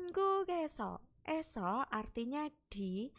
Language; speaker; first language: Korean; non-native, fluent; Indonesian